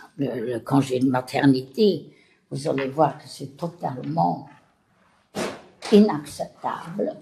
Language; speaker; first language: French; non-native, local second language; Luxembourgish